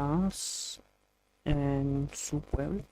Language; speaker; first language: Spanish; non-native, learner; English